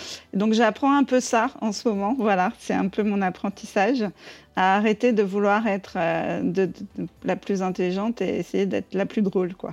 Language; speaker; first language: French; native; French